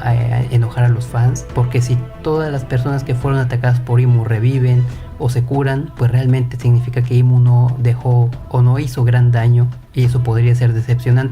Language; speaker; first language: Spanish; native; Spanish